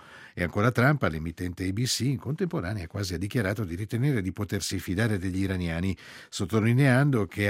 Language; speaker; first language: Italian; native; Italian